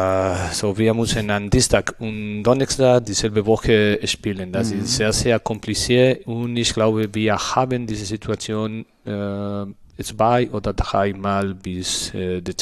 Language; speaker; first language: German; non-native, learner; Spanish